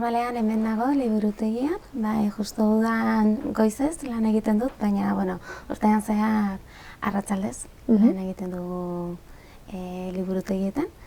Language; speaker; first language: Basque; non-native, local second language; Spanish